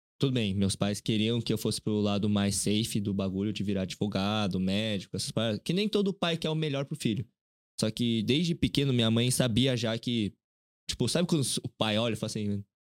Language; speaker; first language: Portuguese; early bilingual, other home language; Korean